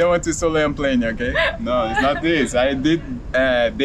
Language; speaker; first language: English; non-native, learner; Portuguese